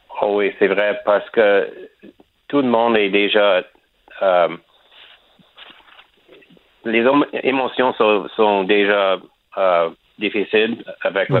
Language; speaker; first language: French; non-native, learner; English